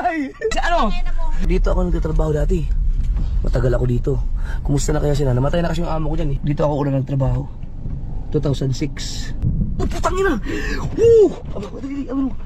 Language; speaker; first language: Filipino; non-native, local second language; Cebuano